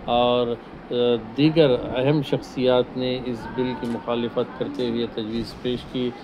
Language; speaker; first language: Urdu; native; Urdu